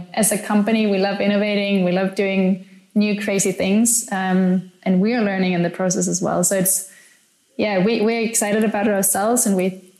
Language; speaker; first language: English; non-native, fluent; Danish